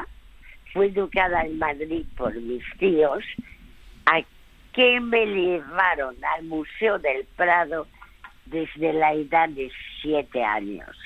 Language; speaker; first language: Spanish; early bilingual, other home language; French